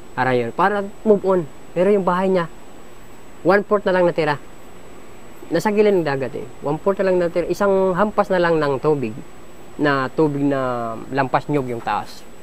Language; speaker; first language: Filipino; non-native, local second language; Waray